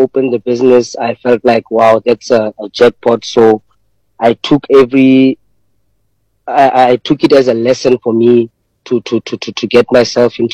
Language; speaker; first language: English; non-native, local second language; Tswana